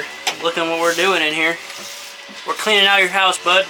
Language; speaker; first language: English; native; English